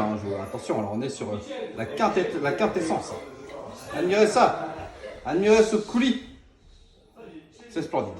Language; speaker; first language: French; native; French